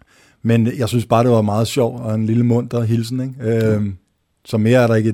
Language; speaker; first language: Danish; native; Danish